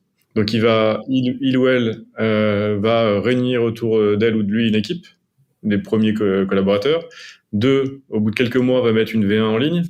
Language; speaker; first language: French; native; French